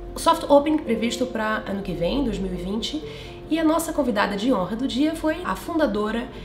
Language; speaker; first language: Portuguese; native; Portuguese